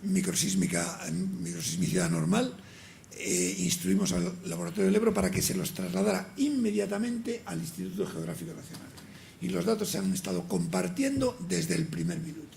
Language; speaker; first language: Spanish; native; Spanish